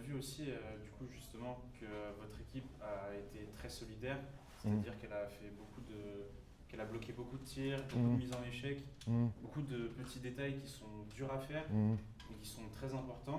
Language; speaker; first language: French; native; French